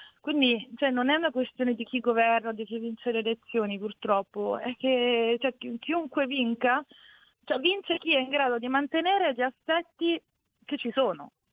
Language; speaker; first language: Italian; native; Italian